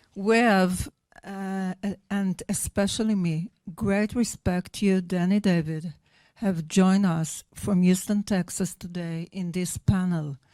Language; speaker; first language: English; non-native, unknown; Hebrew